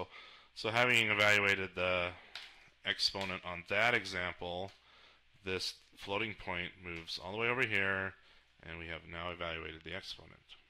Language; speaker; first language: English; native; English